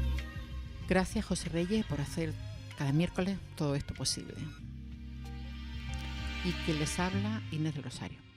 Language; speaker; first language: Spanish; native; Spanish